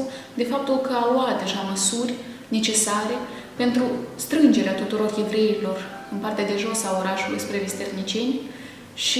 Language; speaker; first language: Romanian; native; Romanian